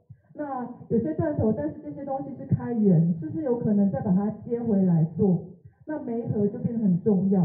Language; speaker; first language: Chinese; native; Chinese